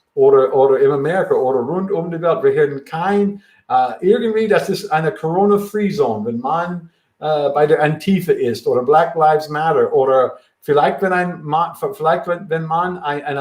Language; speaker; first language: German; non-native, fluent; English